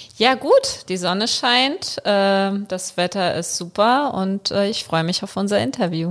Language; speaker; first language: German; early bilingual, other home language; Bulgarian